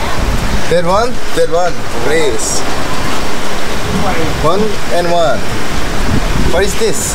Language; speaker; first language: English; non-native, learner; Korean